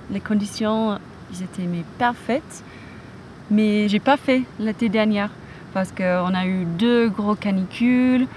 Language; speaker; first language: French; non-native, fluent; English